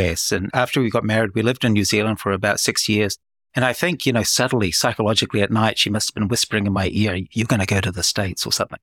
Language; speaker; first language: English; native; English